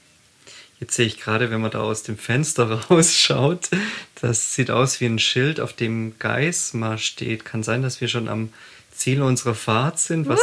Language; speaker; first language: German; native; German